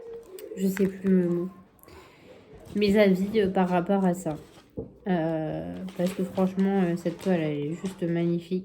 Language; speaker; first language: French; native; French